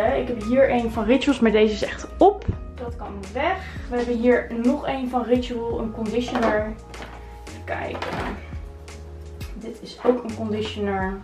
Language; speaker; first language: Dutch; native; Dutch